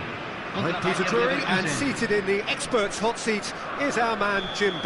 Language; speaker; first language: English; native; English